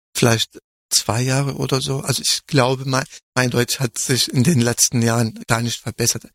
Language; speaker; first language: German; non-native, fluent; Arabic